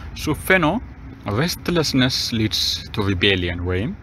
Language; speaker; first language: English; non-native, local second language; Sidamo